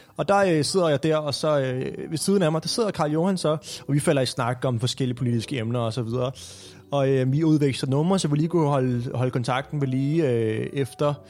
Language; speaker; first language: Danish; native; Danish